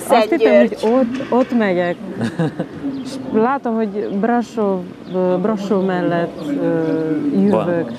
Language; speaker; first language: Hungarian; non-native, local second language; Romanian